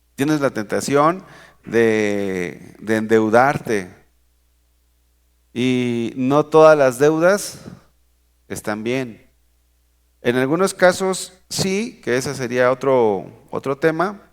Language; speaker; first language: Spanish; native; Spanish